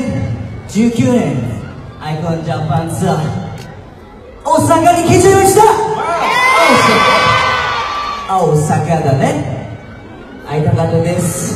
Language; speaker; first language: Japanese; non-native, fluent; Korean